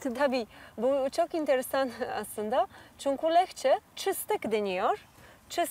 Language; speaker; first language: Turkish; non-native, fluent; Polish